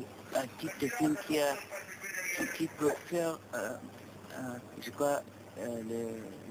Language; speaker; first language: French; non-native, learner; English